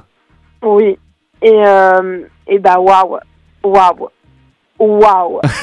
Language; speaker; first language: French; native; French